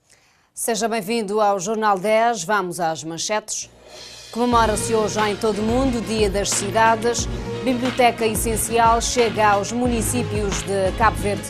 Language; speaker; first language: Portuguese; non-native, local second language; Kabuverdianu